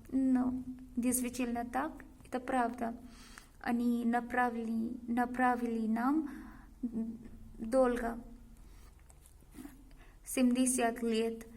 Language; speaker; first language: Russian; non-native, learner; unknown